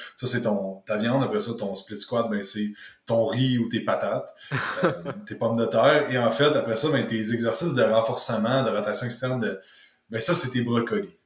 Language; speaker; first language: French; native; French